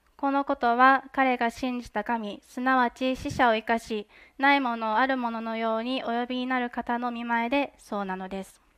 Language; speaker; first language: Japanese; native; Japanese